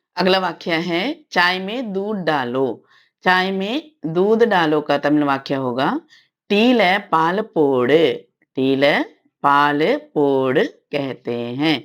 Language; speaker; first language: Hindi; non-native, local second language; Tamil